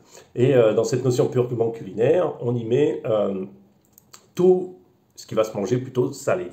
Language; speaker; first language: French; native; French